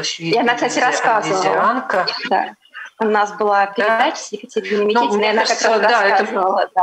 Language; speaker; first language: Russian; native; Russian